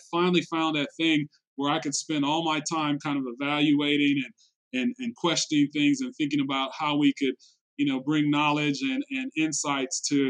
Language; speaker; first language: English; native; English